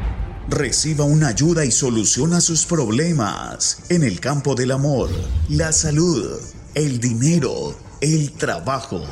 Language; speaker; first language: Spanish; native; Spanish